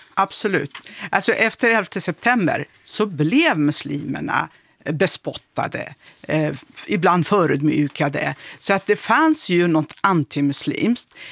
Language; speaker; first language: Swedish; non-native, fluent; Kurdish